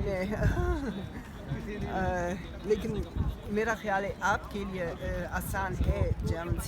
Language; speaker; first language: Hindi; non-native, learner; German